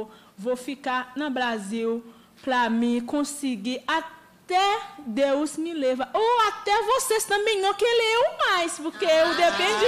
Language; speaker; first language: Portuguese; non-native, learner; Haitian Creole